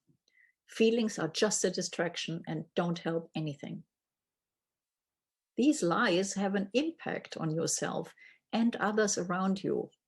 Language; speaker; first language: English; non-native, fluent; German